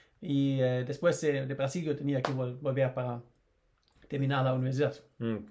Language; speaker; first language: Spanish; non-native, learner; German